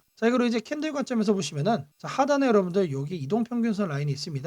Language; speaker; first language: Korean; native; Korean